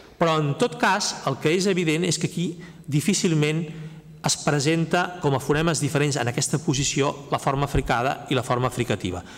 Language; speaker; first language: Catalan; native; Catalan